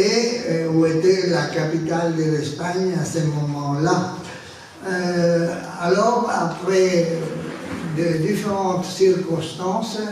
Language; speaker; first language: French; non-native, fluent; Spanish